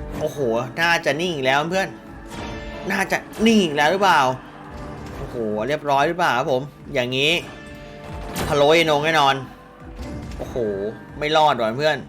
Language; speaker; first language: Thai; native; Thai